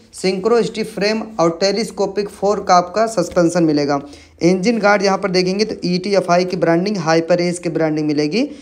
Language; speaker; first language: Hindi; native; Hindi